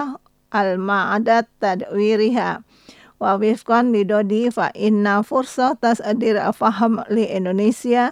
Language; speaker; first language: Arabic; non-native, learner; Indonesian